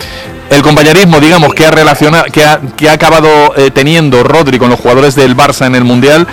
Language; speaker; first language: Spanish; native; Spanish